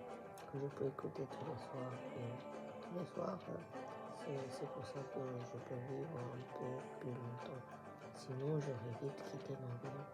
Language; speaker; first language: French; non-native, learner; Japanese